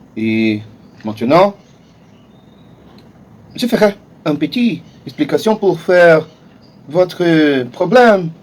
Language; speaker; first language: French; non-native, learner; Portuguese